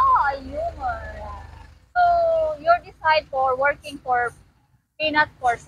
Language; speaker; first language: English; non-native, learner; Cebuano